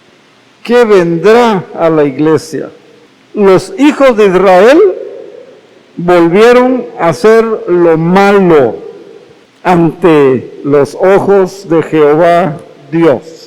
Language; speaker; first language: Spanish; native; Spanish